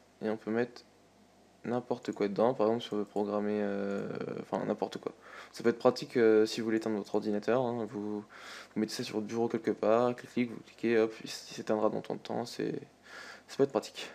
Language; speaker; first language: French; native; French